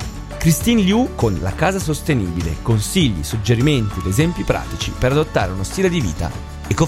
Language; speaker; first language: Italian; native; Italian